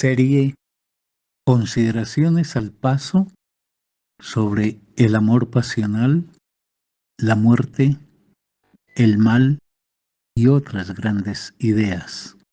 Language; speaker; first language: Spanish; native; Spanish